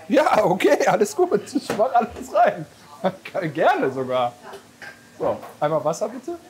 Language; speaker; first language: German; native; German